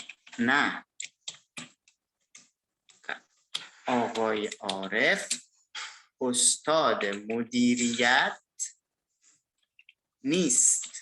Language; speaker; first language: Persian; non-native, fluent; Indonesian